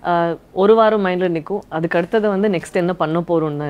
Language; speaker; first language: Tamil; non-native, local second language; Badaga